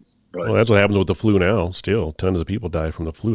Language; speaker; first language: English; native; English